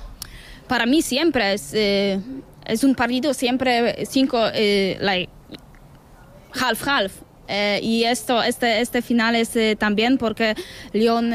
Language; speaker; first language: Spanish; non-native, learner; Polish